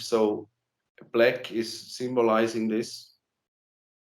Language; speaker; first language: English; non-native, fluent; German